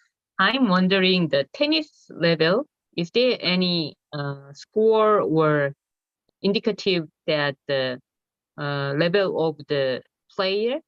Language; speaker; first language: English; non-native, learner; Korean